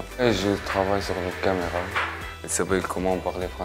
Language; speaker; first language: French; non-native, learner; Arabic